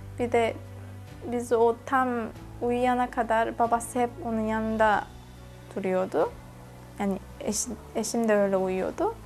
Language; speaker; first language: Turkish; non-native, fluent; Korean